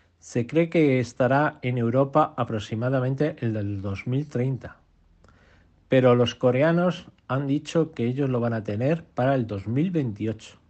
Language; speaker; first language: Spanish; native; Spanish